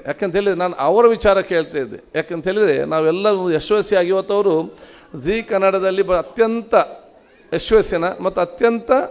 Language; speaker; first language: Kannada; non-native, local second language; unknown